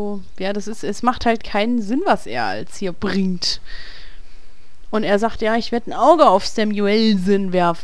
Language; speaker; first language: German; native; German